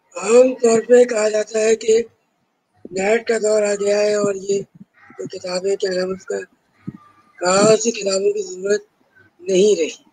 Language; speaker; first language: Urdu; native; Urdu